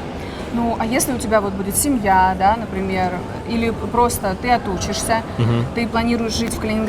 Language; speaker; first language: Russian; native; Russian